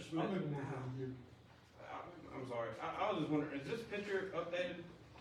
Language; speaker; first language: English; native; English